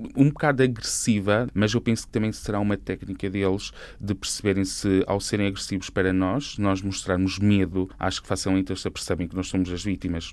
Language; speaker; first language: Portuguese; native; Portuguese